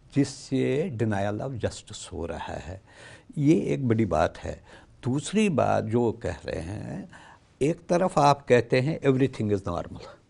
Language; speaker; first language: Hindi; non-native, local second language; Kashmiri